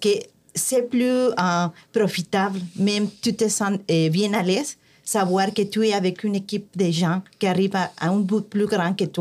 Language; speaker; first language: French; non-native, fluent; Spanish